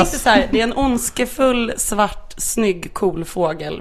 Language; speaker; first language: Swedish; native; Swedish